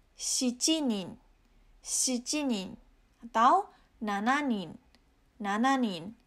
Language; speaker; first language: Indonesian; native; Indonesian